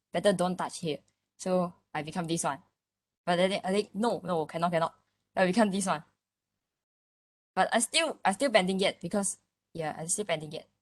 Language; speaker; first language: English; non-native, local second language; Malay